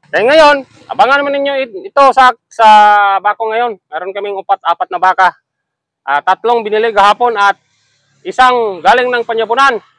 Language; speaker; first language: Filipino; non-native, local second language; Cebuano